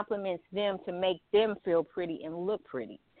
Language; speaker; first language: English; native; English